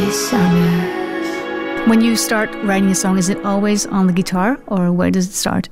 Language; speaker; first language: English; non-native, fluent; Dutch